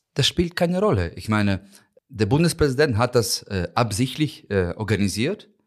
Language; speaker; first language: German; non-native, fluent; Ukrainian